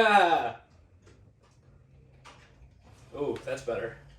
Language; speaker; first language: English; native; English